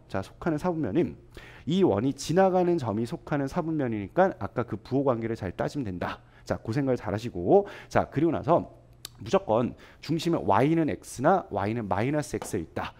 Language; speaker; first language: Korean; native; Korean